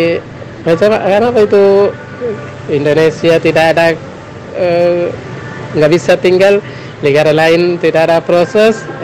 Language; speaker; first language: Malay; non-native, learner; Tamil